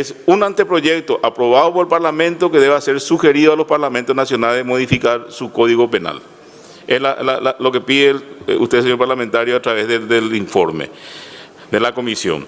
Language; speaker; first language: Spanish; native; Spanish